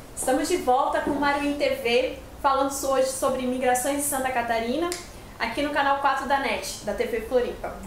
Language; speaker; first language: Portuguese; native; Portuguese